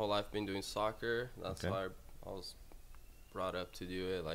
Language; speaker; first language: English; non-native, fluent; Portuguese